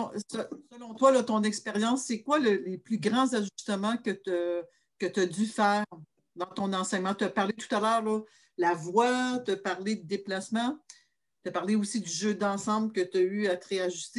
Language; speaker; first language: French; native; French